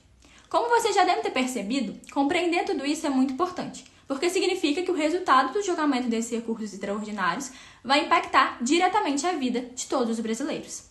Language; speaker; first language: Portuguese; native; Portuguese